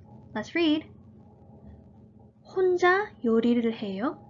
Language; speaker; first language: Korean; early bilingual, heritage; Korean